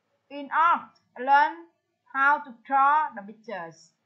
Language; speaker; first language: English; non-native, fluent; Vietnamese